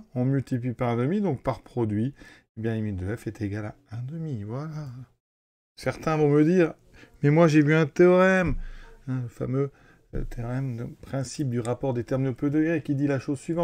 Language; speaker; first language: French; native; French